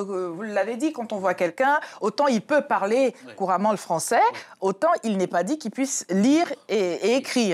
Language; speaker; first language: French; native; French